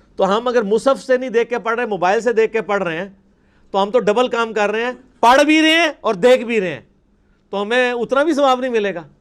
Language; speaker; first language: Urdu; non-native, local second language; Punjabi